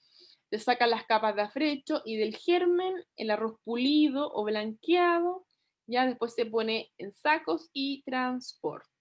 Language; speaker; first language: Spanish; native; Spanish